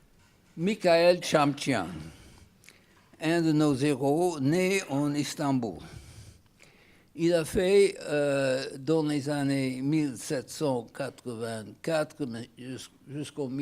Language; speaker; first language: French; non-native, fluent; English